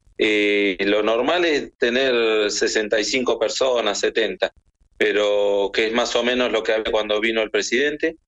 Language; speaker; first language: Spanish; native; Spanish